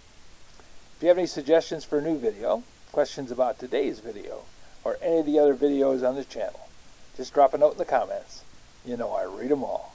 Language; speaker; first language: English; native; English